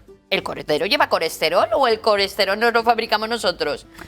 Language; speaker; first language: Spanish; native; Spanish